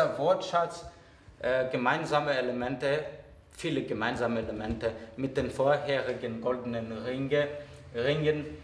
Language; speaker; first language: German; non-native, fluent; Greek